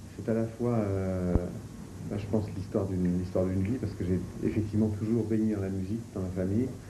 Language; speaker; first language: French; native; French